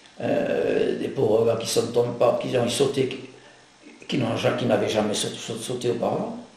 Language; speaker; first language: French; native; French